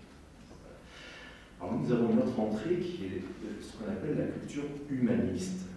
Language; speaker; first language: French; native; French